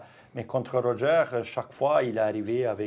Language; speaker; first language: French; non-native, fluent; Croatian